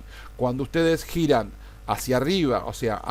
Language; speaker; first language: Spanish; native; Spanish